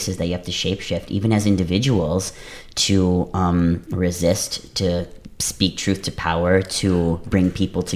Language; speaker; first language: English; native; English